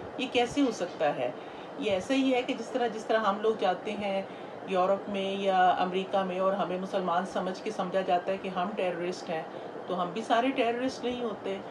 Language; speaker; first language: Urdu; native; Urdu